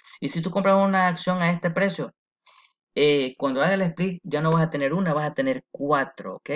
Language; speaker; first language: Spanish; early bilingual, heritage; Spanish